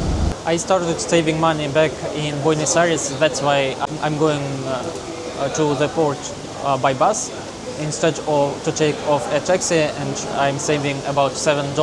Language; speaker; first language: English; non-native, learner; Russian